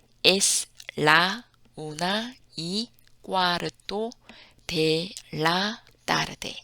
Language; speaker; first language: Spanish; non-native, fluent; Korean